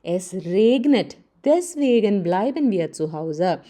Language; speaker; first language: German; non-native, learner; Malayalam